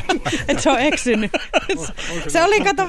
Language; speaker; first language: Finnish; native; Finnish